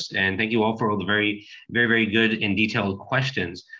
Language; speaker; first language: English; native; English